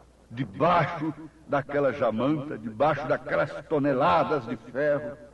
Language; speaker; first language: Portuguese; native; Portuguese